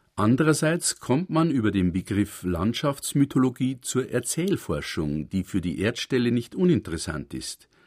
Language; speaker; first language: German; native; German